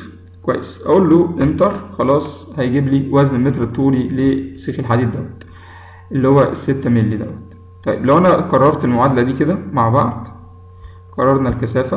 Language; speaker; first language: Arabic; native; Arabic